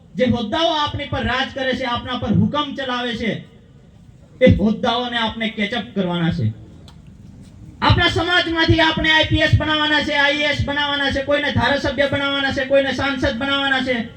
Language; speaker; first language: Gujarati; non-native, local second language; Rathawi